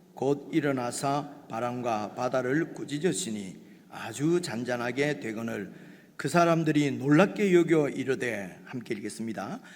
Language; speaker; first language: Korean; native; Korean